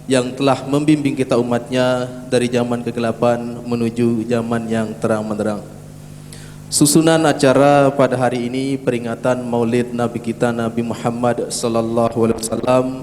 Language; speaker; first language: Indonesian; non-native, local second language; Sasak